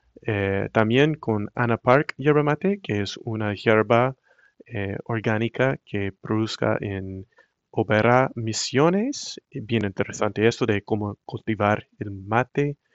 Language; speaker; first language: Spanish; non-native, fluent; English